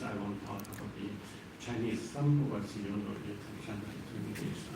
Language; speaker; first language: English; non-native, learner; Chinese